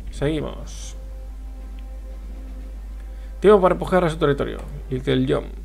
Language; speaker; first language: Spanish; native; Spanish